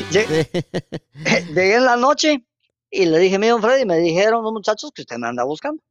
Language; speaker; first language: Spanish; native; Spanish